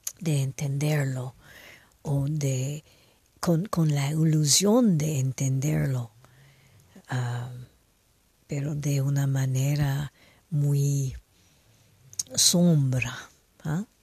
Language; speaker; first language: Spanish; non-native, fluent; French